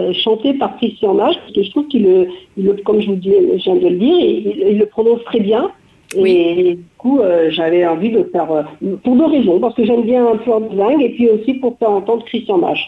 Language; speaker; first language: French; native; French